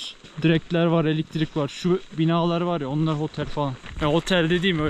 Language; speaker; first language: Turkish; native; Turkish